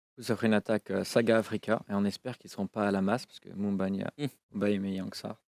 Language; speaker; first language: French; native; French